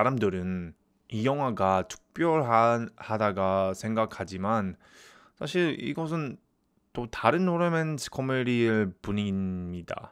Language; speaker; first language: Korean; non-native, learner; English